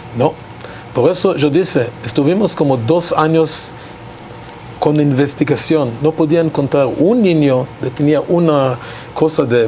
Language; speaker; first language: Spanish; non-native, learner; Hebrew